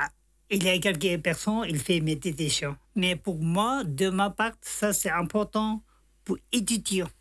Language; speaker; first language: French; non-native, learner; Tibetan